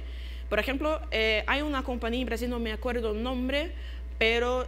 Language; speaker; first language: Spanish; non-native, fluent; Portuguese